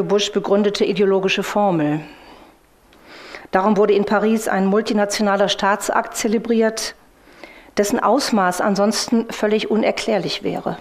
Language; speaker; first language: German; native; German